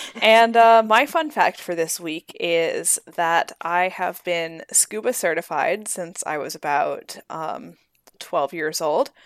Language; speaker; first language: English; native; English